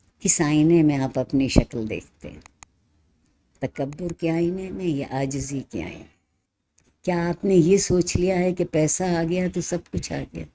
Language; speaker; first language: Urdu; native; Urdu